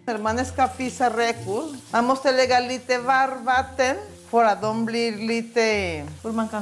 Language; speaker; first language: Swedish; non-native, learner; Spanish